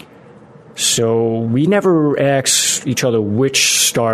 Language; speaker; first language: English; native; English